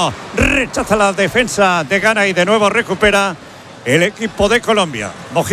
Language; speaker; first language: Spanish; native; Spanish